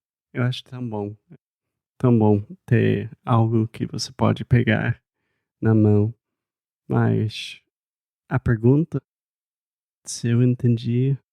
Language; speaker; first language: Portuguese; non-native, fluent; English